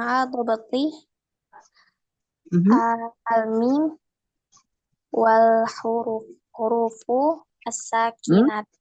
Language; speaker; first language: Arabic; non-native, learner; Indonesian